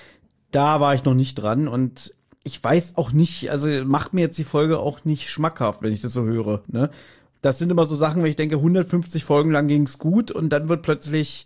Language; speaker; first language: German; native; German